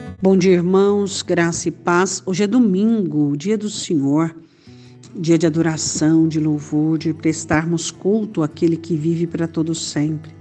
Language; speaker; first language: Portuguese; native; Portuguese